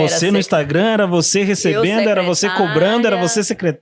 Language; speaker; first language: Portuguese; native; Portuguese